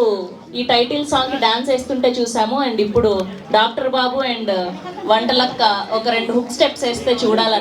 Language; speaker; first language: Telugu; native; Telugu